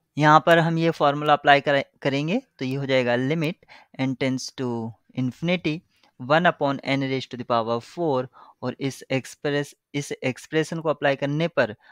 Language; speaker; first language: Hindi; native; Hindi